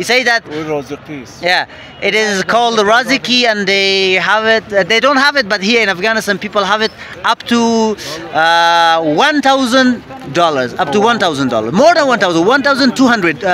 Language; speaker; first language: English; non-native, fluent; Persian